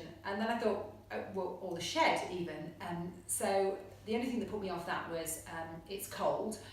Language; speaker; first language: English; native; English